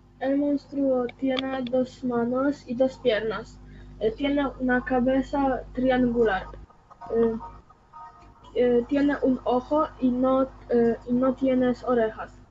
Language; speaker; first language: Spanish; non-native, learner; Polish